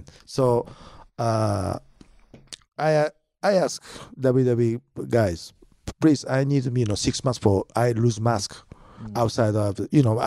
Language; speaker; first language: English; non-native, learner; Japanese